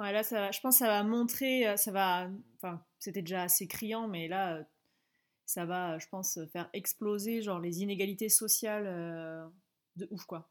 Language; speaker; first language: French; native; French